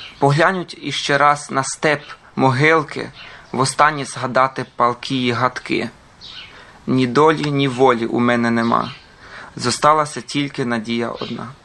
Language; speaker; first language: Ukrainian; early bilingual, heritage; Croatian